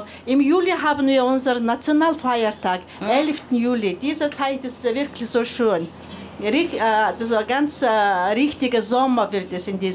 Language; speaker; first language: German; non-native, fluent; Mongolian